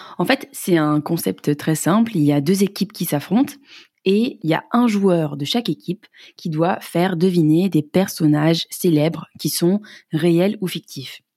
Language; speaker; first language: French; native; French